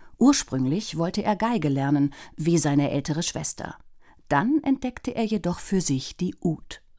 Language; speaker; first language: German; native; German